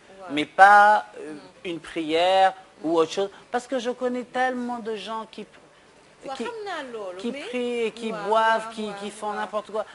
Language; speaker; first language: French; non-native, local second language; Wolof